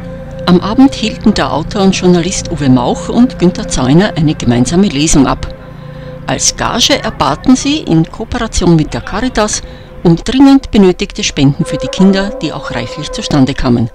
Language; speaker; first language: German; native; German